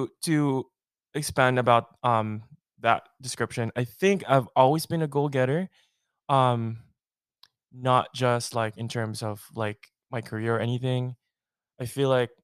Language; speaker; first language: English; non-native, local second language; Filipino